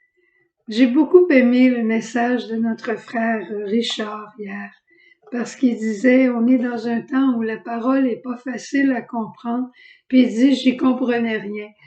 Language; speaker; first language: French; native; French